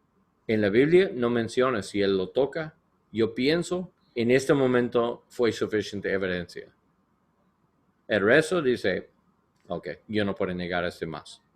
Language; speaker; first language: Spanish; non-native, learner; English